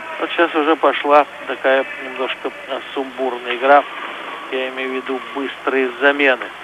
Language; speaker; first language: Russian; native; Russian